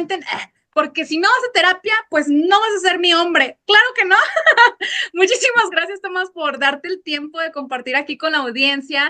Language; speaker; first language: Spanish; native; Spanish